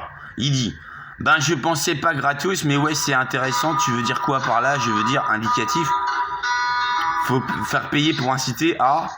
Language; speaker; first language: French; native; French